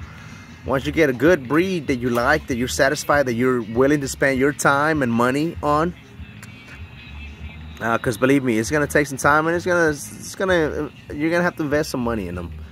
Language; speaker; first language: English; native; English